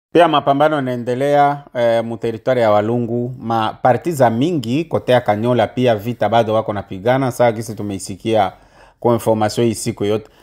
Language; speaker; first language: Swahili; native; Swahili